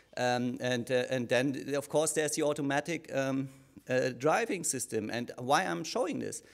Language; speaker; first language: English; non-native, fluent; German